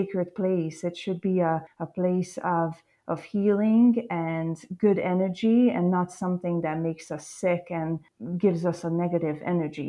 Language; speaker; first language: English; non-native, fluent; Hungarian